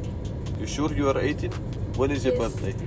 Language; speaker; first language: English; non-native, learner; Russian